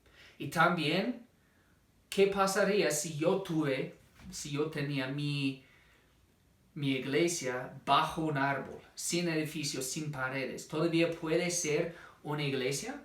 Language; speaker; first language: Spanish; non-native, fluent; English